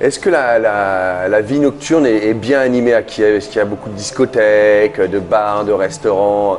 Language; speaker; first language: French; native; French